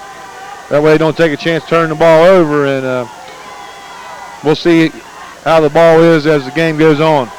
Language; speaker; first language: English; native; English